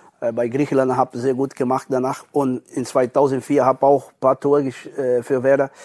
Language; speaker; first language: German; non-native, learner; Portuguese